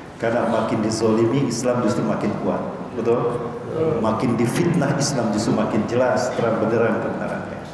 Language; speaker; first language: Indonesian; native; Indonesian